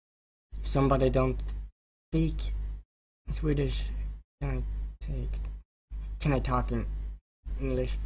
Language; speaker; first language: English; non-native, learner; Swedish